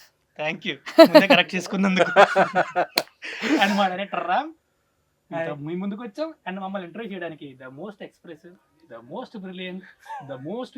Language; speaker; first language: Telugu; native; Telugu